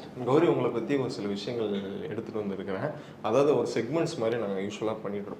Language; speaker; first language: Tamil; native; Tamil